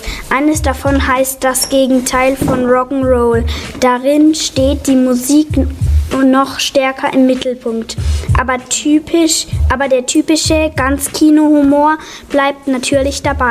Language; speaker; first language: German; native; German